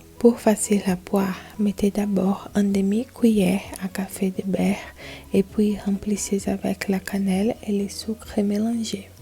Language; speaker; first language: French; non-native, learner; Portuguese